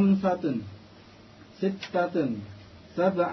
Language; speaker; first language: Arabic; non-native, learner; Indonesian